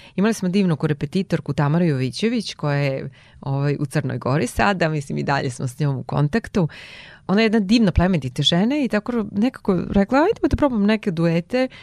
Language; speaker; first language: Serbian; non-native, local second language; Hungarian